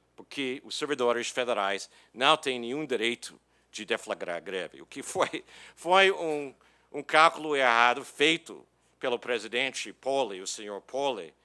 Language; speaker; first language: Portuguese; non-native, fluent; English